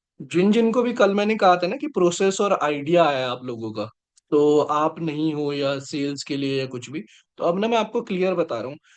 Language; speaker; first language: Hindi; native; Hindi